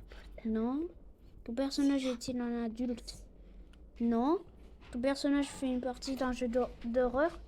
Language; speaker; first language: French; non-native, local second language; Arabic